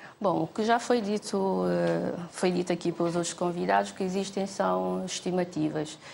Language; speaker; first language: Portuguese; non-native, local second language; Kabuverdianu